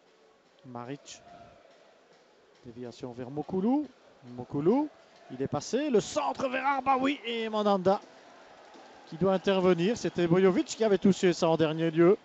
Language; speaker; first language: French; native; French